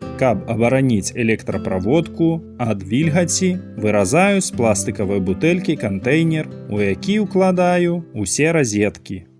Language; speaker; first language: Belarusian; native; Belarusian